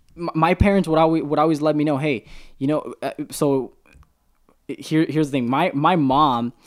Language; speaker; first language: English; native; English